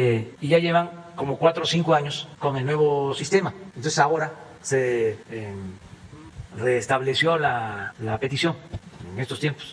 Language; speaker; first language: Spanish; native; Spanish